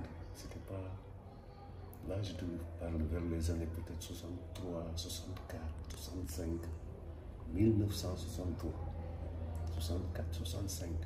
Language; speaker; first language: French; non-native, local second language; Wolof